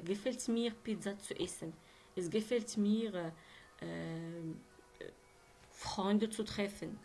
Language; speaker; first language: German; non-native, learner; Arabic